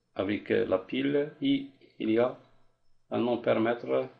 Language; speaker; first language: French; non-native, local second language; Arabic